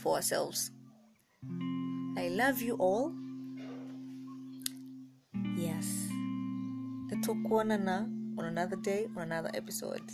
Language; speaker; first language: English; non-native, local second language; Kikuyu